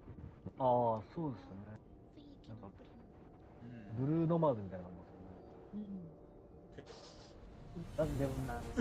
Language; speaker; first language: Japanese; native; Japanese